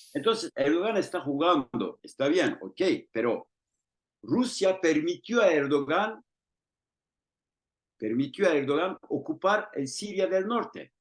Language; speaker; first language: Spanish; non-native, fluent; Turkish